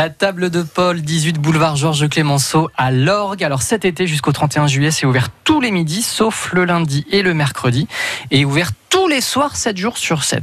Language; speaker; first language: French; native; French